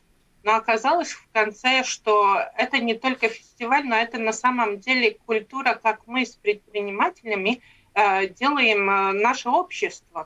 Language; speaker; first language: Russian; non-native, local second language; Latvian